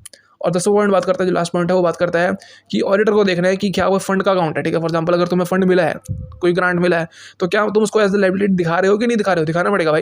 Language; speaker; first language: Hindi; native; Hindi